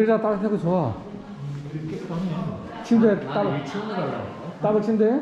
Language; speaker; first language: Korean; native; Korean